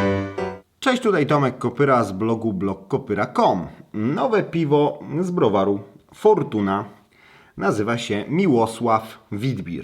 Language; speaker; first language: Polish; native; Polish